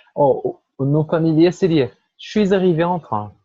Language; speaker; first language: French; non-native, fluent; Portuguese